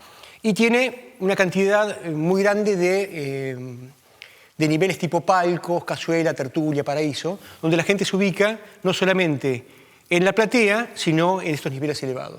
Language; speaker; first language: Spanish; native; Spanish